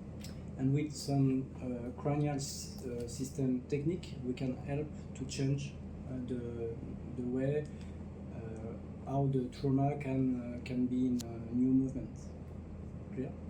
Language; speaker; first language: English; non-native, learner; French